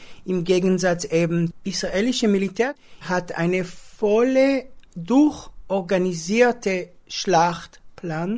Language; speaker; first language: German; non-native, fluent; Hebrew